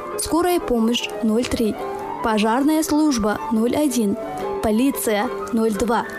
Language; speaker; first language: Russian; non-native, local second language; Tajik